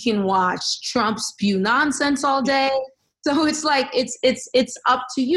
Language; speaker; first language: English; native; English